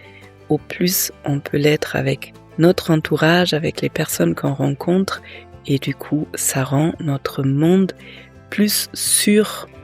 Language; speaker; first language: French; native; French